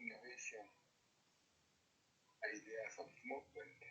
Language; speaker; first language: English; non-native, learner; Spanish